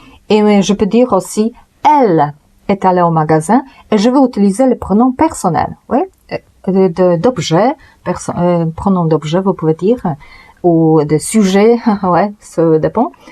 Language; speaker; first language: French; non-native, fluent; Polish